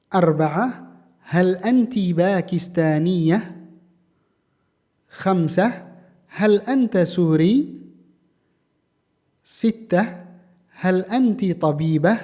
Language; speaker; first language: Arabic; non-native, fluent; Indonesian